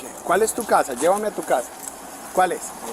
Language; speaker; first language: Spanish; early bilingual, heritage; Spanish